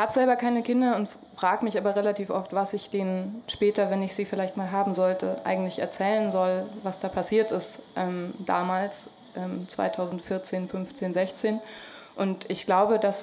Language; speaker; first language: German; native; German